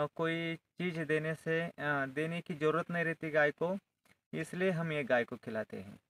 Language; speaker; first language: Hindi; non-native, local second language; Marathi